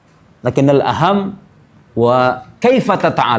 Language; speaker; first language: Arabic; non-native, fluent; Indonesian